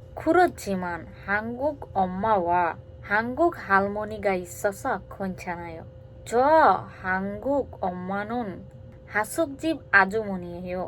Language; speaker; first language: Korean; non-native, learner; Bangla